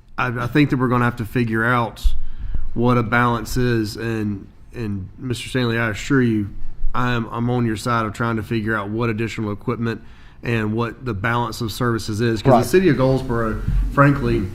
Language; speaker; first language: English; native; English